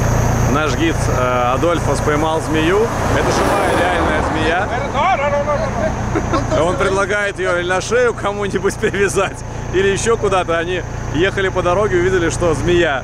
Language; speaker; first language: Russian; native; Russian